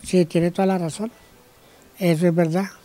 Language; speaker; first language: Spanish; native; Spanish